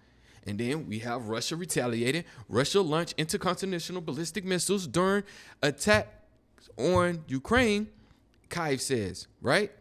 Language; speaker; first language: English; native; English